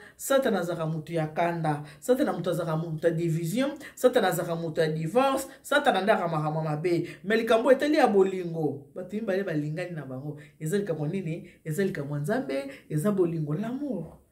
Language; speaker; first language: French; native; French